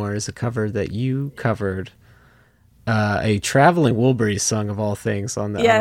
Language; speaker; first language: English; native; English